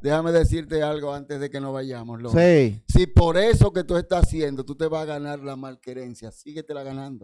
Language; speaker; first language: Spanish; native; Spanish